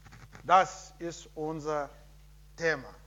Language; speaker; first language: German; non-native, learner; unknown